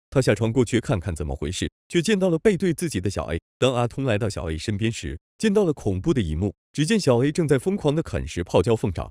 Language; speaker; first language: Chinese; native; Chinese